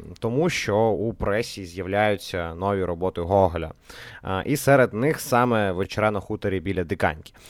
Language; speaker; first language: Ukrainian; native; Ukrainian